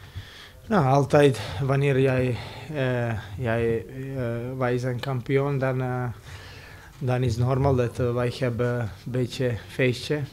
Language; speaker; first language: Dutch; non-native, learner; Serbian